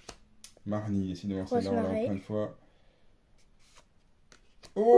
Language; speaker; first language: French; native; French